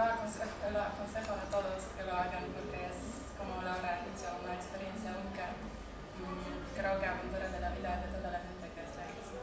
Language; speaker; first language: Spanish; non-native, learner; Polish